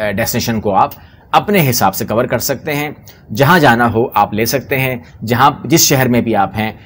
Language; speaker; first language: Urdu; non-native, local second language; Punjabi